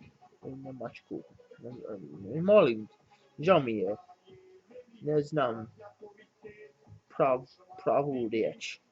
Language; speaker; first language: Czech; non-native, learner; English